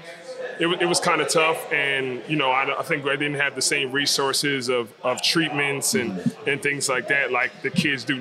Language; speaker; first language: English; native; English